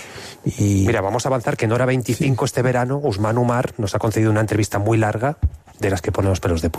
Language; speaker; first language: Spanish; native; Spanish